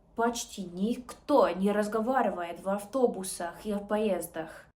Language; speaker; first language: Russian; non-native, learner; English